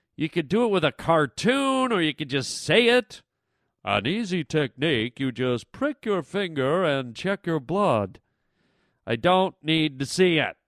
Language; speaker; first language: English; native; English